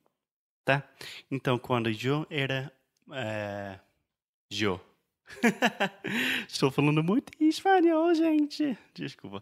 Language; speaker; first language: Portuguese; non-native, fluent; English